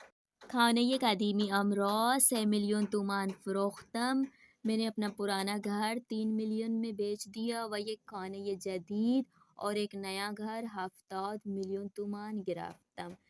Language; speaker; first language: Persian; non-native, fluent; Urdu